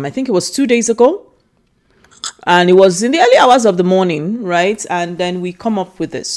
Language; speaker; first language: English; non-native, local second language; Igbo